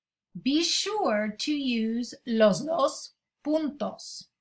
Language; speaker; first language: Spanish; non-native, fluent; English